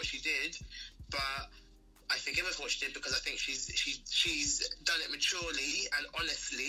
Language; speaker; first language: English; native; English